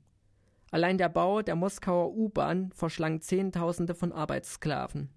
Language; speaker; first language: German; native; German